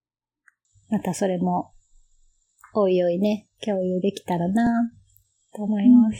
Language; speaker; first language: Japanese; native; Japanese